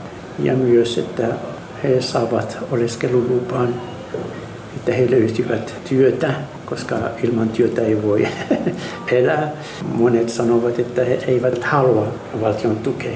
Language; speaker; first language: Finnish; non-native, learner; Arabic